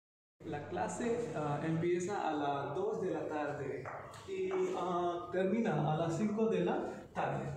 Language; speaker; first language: Spanish; non-native, learner; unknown